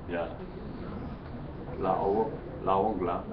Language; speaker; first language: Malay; non-native, learner; Korean